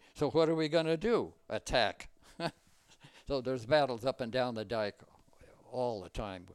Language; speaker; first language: English; native; English